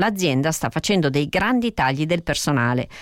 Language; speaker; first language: Italian; native; Italian